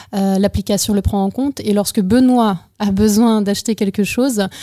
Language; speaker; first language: French; non-native, fluent; Ukrainian